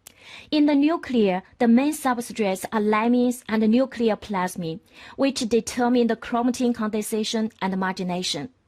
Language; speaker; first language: English; non-native, fluent; Chinese